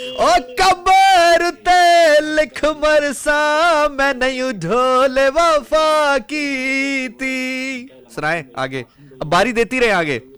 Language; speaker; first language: Urdu; non-native, local second language; Punjabi